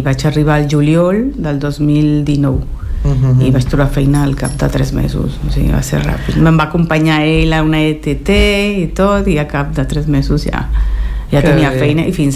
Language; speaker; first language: Catalan; early bilingual, heritage; Spanish